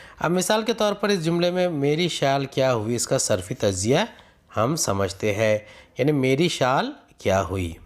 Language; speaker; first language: Urdu; native; Urdu